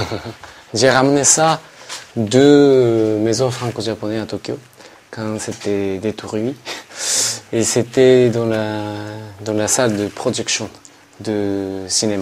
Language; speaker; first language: French; non-native, learner; Japanese